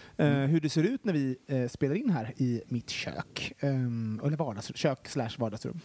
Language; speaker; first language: Swedish; native; Swedish